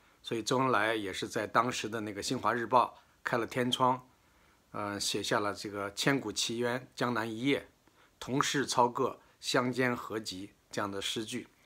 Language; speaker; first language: Chinese; native; Chinese